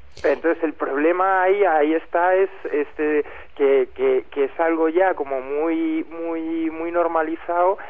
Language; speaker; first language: Spanish; native; Spanish